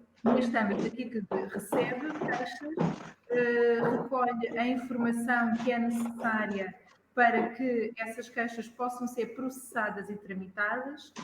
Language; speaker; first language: Portuguese; native; Portuguese